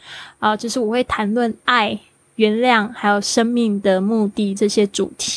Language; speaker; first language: Chinese; native; Chinese